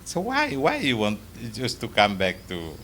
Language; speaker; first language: English; non-native, fluent; Indonesian